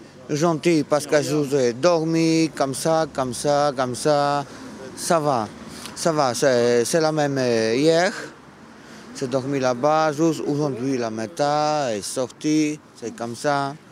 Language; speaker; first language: French; non-native, learner; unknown